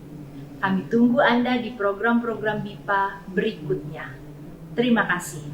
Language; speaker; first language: Indonesian; native; Indonesian